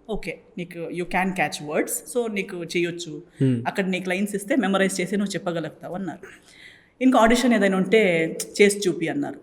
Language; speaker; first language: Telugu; non-native, fluent; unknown